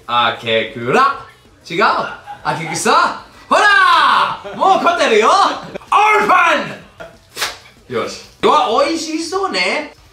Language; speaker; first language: Japanese; non-native, learner; English